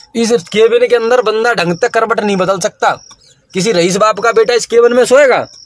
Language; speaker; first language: Hindi; native; Hindi